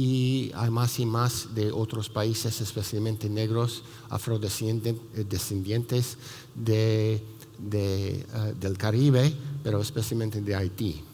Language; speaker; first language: Spanish; non-native, fluent; English